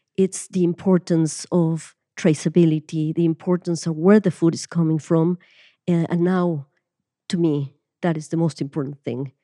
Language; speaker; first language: English; non-native, fluent; Spanish